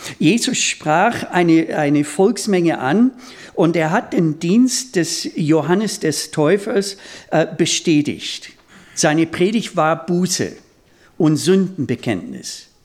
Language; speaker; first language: German; non-native, fluent; English